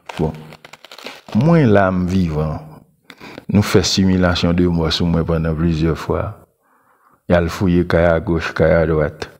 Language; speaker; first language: French; non-native, local second language; Haitian Creole